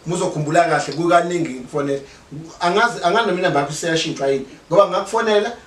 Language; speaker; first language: Zulu; native; Zulu